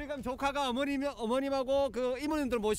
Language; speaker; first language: Korean; native; Korean